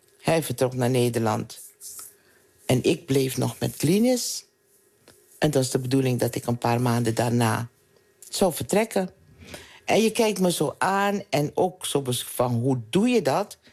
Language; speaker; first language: Dutch; non-native, local second language; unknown